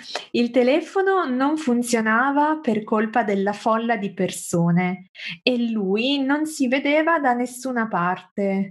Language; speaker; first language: Italian; native; Italian